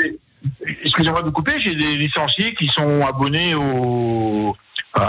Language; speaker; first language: French; native; French